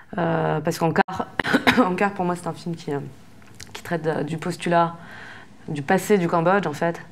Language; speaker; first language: French; native; French